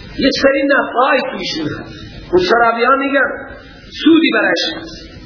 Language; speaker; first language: Persian; native; Persian